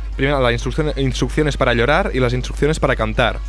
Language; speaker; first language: Spanish; non-native, local second language; Catalan